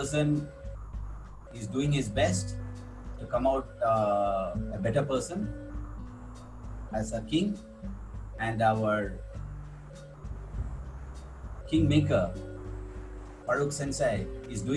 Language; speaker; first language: English; non-native, local second language; Malayalam